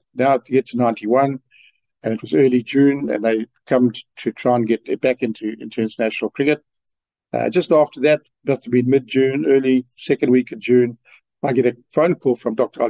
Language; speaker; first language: English; native; English